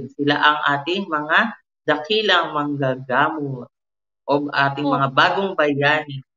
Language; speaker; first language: Filipino; native; Filipino